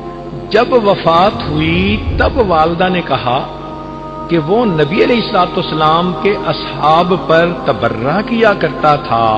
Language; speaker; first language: Urdu; native; Urdu